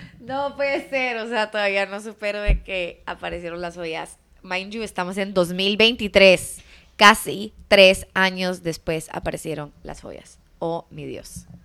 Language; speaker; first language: Spanish; early bilingual, heritage; Spanish